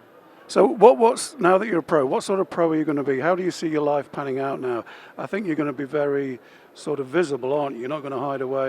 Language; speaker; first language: English; native; English